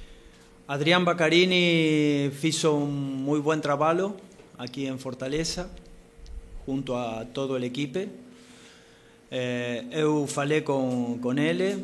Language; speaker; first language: Portuguese; non-native, learner; Spanish